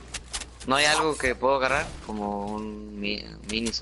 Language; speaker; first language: Spanish; early bilingual, heritage; Spanish